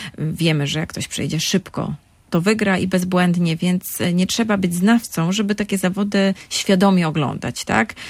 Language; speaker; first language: Polish; native; Polish